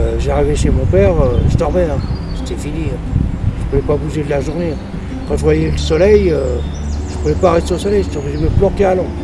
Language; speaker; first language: French; native; French